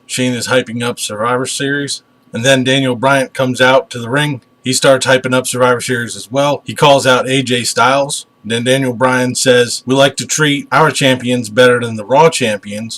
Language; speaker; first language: English; native; English